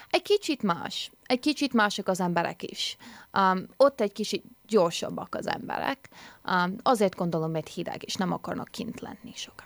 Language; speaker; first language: Hungarian; early bilingual, heritage; Hungarian